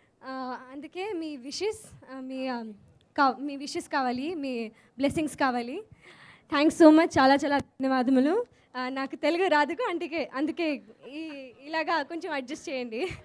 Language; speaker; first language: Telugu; non-native, learner; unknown